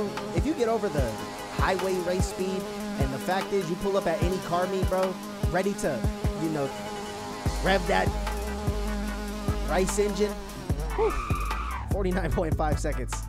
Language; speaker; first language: English; native; English